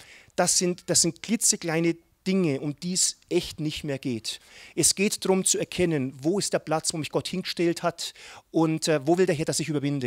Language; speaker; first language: German; native; German